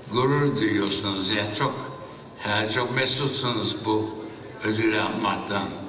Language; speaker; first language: Turkish; early bilingual, heritage; Turkish